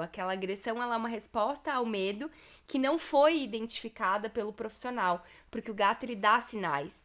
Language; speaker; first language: Portuguese; native; Portuguese